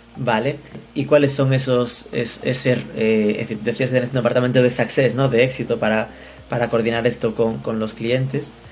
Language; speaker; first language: Spanish; native; Spanish